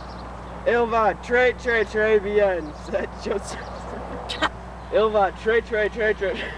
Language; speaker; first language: French; non-native, learner; English